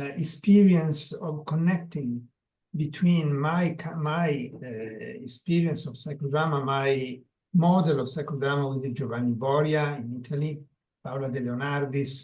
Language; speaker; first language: English; non-native, learner; Italian